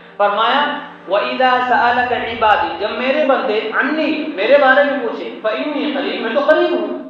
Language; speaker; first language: Urdu; native; Urdu